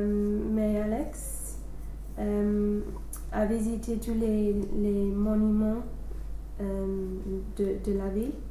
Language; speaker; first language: French; non-native, learner; English